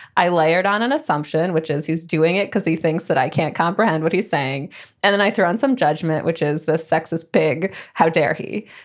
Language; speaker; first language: English; native; English